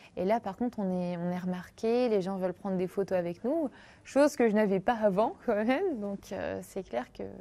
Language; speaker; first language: French; native; French